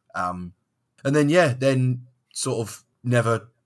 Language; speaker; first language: English; native; English